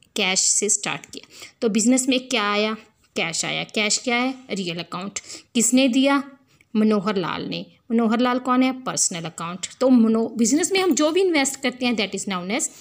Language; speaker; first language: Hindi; non-native, local second language; Punjabi